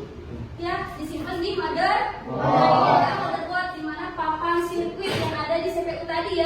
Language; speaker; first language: Indonesian; native; Indonesian